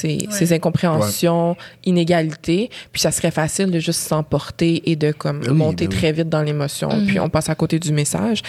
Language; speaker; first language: French; native; French